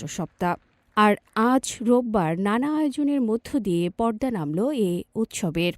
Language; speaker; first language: Bangla; native; Bangla